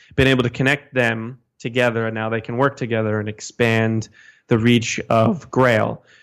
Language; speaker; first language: English; native; English